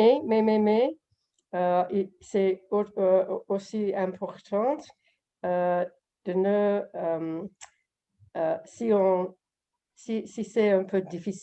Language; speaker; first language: French; non-native, learner; English